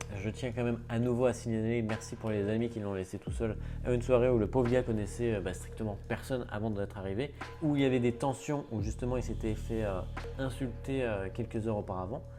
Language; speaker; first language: French; native; French